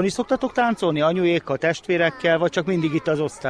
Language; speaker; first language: Hungarian; native; Hungarian